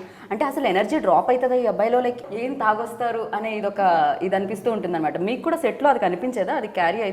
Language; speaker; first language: Telugu; native; Telugu